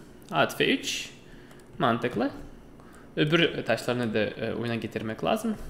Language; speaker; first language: Turkish; non-native, fluent; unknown